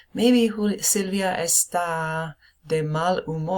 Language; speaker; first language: Spanish; non-native, fluent; English